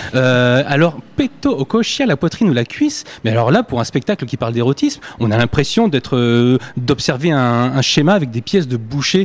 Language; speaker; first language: French; native; French